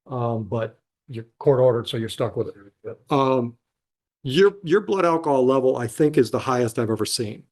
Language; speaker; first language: English; native; English